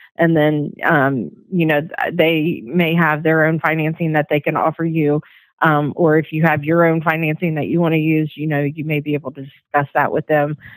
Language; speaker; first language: English; native; English